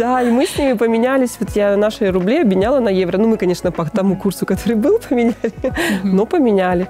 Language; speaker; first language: Russian; native; Russian